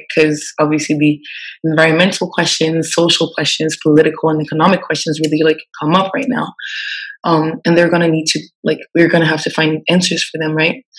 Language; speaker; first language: English; non-native, fluent; French